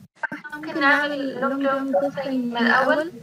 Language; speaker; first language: Arabic; native; Arabic